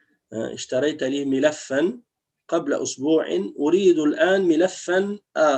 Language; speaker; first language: Arabic; non-native, fluent; French